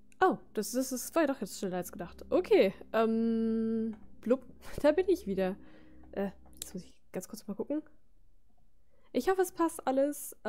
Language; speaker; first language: German; native; German